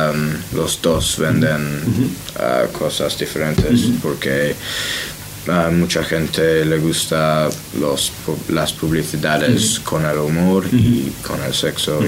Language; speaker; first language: Spanish; non-native, learner; English